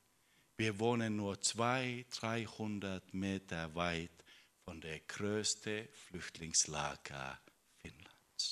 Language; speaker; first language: German; non-native, fluent; Finnish